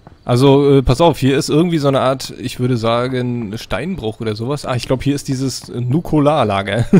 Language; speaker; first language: German; native; German